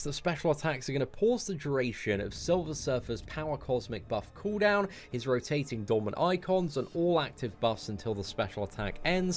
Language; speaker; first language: English; native; English